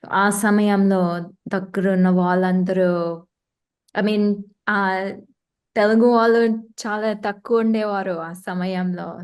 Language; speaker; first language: Telugu; non-native, fluent; English